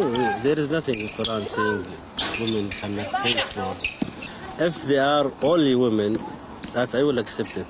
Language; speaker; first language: English; non-native, fluent; Arabic